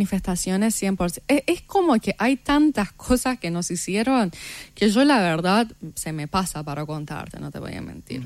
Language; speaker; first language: Spanish; non-native, fluent; Persian